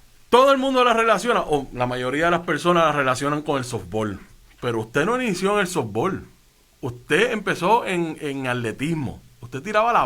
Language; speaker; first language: Spanish; native; Spanish